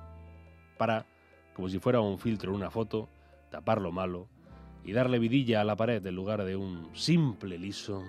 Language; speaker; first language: Spanish; native; Spanish